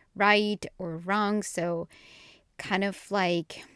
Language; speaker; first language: English; non-native, fluent; Spanish